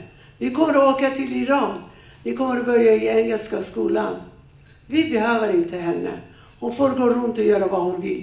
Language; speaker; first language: Swedish; non-native, fluent; Persian